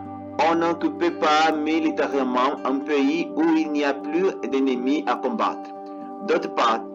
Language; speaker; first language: French; non-native, learner; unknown